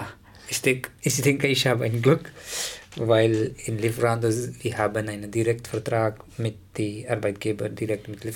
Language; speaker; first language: German; non-native, learner; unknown